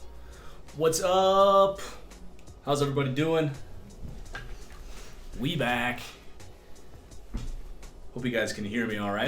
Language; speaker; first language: English; native; English